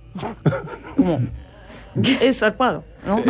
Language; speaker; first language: Spanish; non-native, learner; Japanese